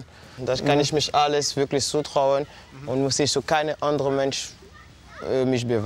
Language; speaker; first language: German; non-native, fluent; French